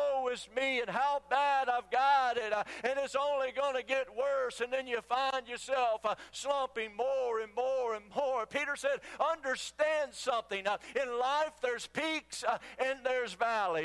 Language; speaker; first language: English; native; English